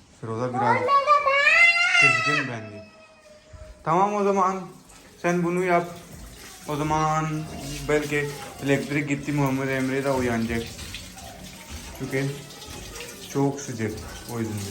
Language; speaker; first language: Turkish; non-native, learner; Urdu